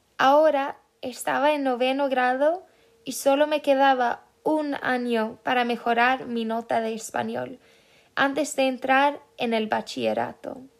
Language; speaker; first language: Spanish; non-native, fluent; Swedish